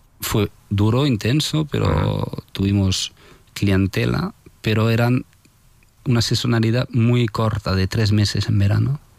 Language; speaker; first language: Spanish; non-native, fluent; French